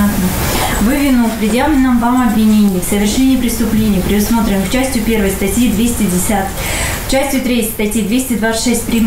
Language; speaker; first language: Russian; native; Russian